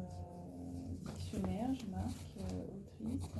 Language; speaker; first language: French; native; French